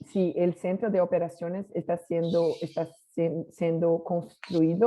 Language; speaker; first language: Spanish; non-native, learner; Portuguese